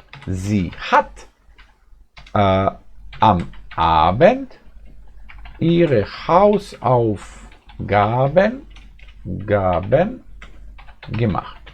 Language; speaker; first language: German; non-native, fluent; Bosnian